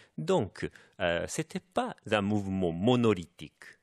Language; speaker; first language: French; non-native, fluent; Japanese